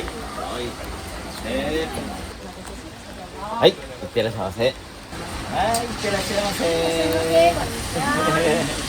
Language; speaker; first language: Japanese; native; Japanese